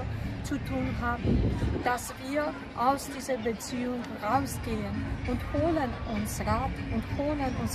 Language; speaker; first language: German; non-native, fluent; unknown